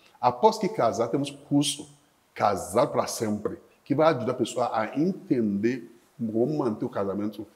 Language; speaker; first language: Portuguese; non-native, fluent; Yoruba